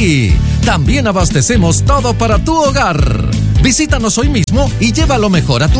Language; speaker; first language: Spanish; native; Spanish